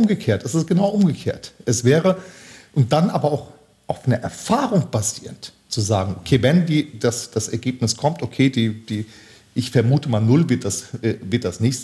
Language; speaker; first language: German; early bilingual, other home language; Turkish